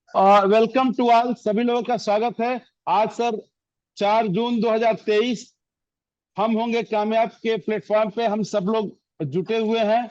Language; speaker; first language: Hindi; native; Hindi